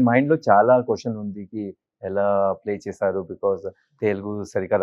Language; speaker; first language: Telugu; non-native, learner; Hindi